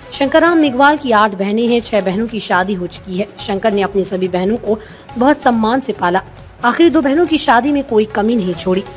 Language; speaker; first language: Hindi; native; Hindi